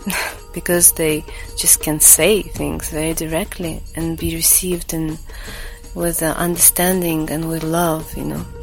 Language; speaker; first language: English; non-native, fluent; Latvian